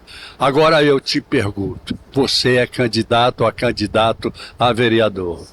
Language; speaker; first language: Portuguese; native; Portuguese